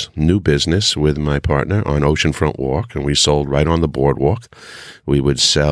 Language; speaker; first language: English; native; English